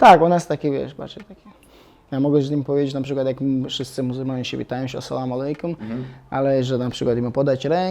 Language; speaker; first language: Polish; non-native, fluent; Chechen